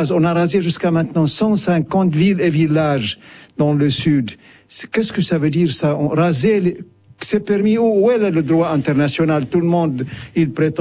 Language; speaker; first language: French; non-native, local second language; Arabic